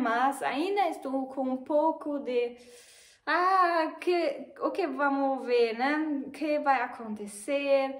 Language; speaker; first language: Portuguese; non-native, fluent; German